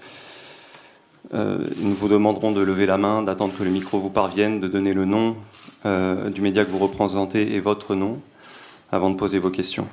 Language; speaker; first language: French; native; French